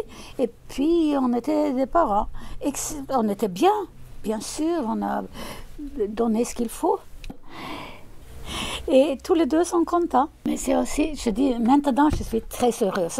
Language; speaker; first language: French; non-native, fluent; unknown